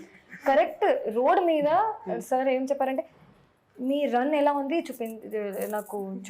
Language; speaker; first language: Telugu; non-native, fluent; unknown